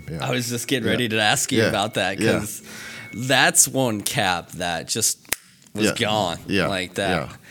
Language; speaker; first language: English; native; English